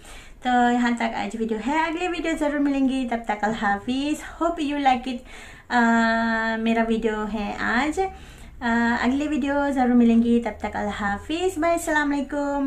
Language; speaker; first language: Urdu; non-native, learner; Malay